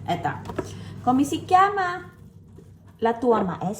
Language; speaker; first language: Italian; non-native, learner; Filipino